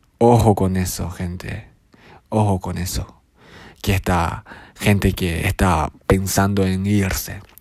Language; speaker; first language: Spanish; non-native, fluent; Japanese